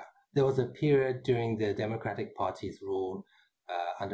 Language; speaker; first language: English; native; English